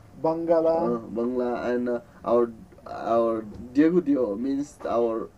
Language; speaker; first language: English; non-native, learner; Newari